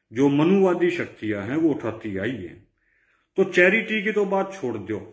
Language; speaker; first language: Hindi; native; Hindi